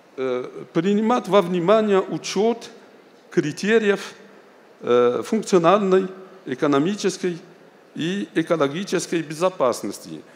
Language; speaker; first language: Russian; non-native, fluent; Arabic